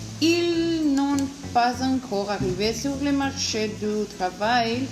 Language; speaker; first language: French; non-native, learner; Spanish